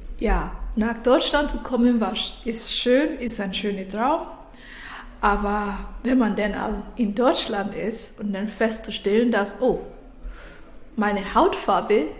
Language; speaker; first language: German; non-native, fluent; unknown